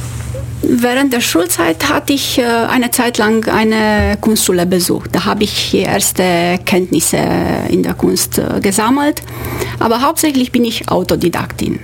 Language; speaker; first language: German; non-native, fluent; Romanian